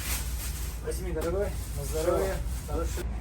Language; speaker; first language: Russian; native; Russian